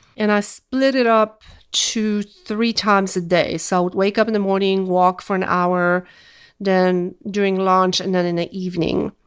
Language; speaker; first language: English; non-native, fluent; Polish